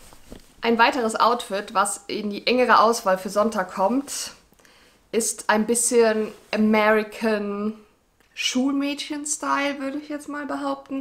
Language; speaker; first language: German; native; German